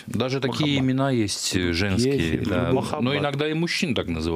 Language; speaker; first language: Russian; native; Russian